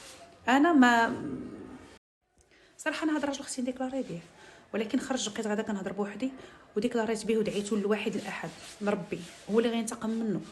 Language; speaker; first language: Arabic; native; Arabic